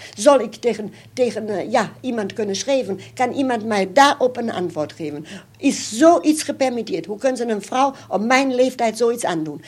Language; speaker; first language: Dutch; non-native, fluent; German